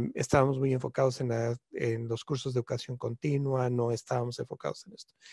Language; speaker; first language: Spanish; native; Spanish